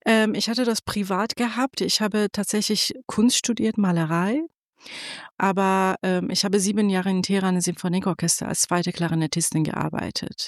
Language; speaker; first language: German; non-native, fluent; Persian